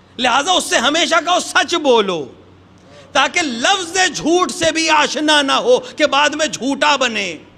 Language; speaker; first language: Urdu; native; Urdu